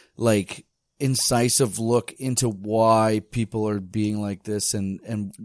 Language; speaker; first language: English; native; English